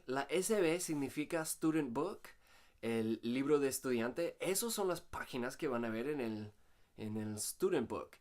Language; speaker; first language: Spanish; non-native, fluent; English